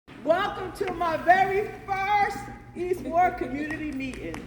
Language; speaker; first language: English; native; English